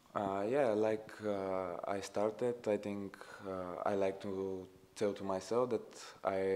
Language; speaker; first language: English; non-native, fluent; Bulgarian